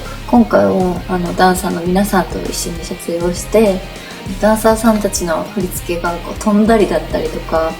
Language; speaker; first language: Japanese; native; Japanese